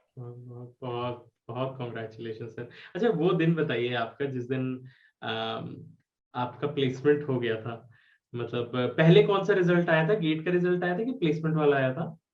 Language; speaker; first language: Hindi; native; Hindi